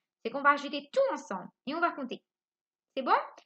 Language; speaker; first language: French; non-native, local second language; Morisyen